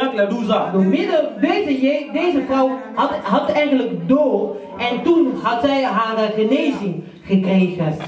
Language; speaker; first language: Dutch; early bilingual, other home language; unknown